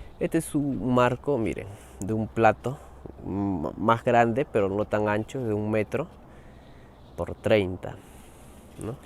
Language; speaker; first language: Spanish; native; Spanish